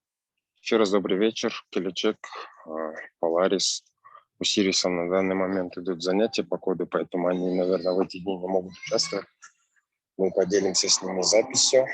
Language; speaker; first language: Russian; non-native, local second language; Kyrgyz